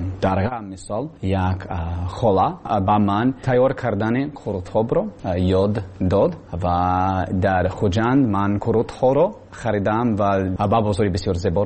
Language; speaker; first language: Persian; non-native, learner; English